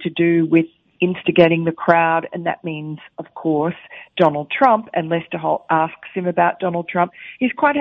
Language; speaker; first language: English; native; English